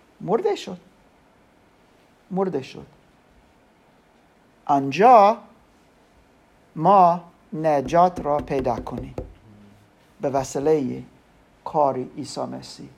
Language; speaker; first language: Persian; non-native, learner; German